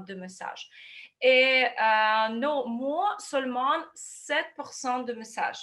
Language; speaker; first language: French; non-native, fluent; Russian